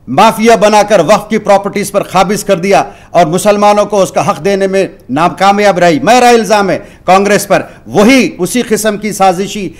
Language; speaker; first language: Urdu; native; Urdu